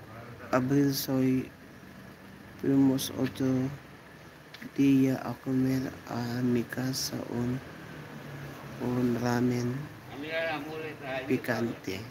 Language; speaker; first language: Spanish; non-native, learner; Iloko